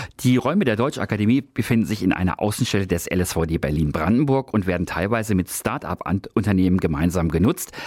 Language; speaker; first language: German; native; German